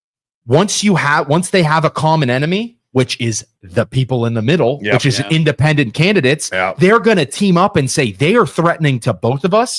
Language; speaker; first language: English; native; English